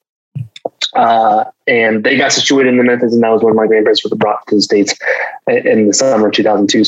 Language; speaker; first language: English; early bilingual, other home language; Chinese